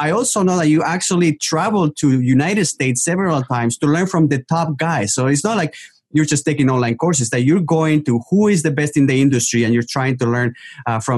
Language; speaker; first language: English; non-native, fluent; Spanish